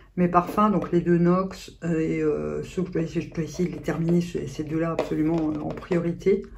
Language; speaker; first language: French; native; French